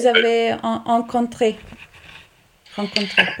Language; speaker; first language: French; non-native, learner; Italian